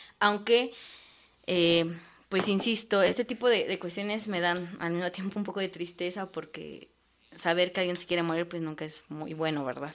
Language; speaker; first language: Spanish; native; Spanish